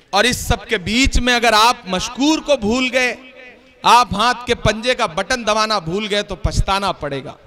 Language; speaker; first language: Hindi; native; Hindi